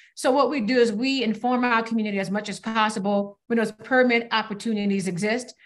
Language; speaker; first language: English; native; English